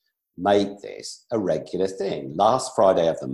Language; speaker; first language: English; native; English